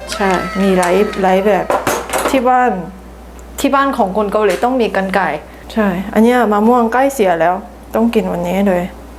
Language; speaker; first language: Thai; non-native, fluent; Korean